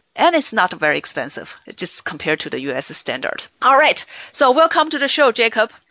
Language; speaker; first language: English; non-native, fluent; Chinese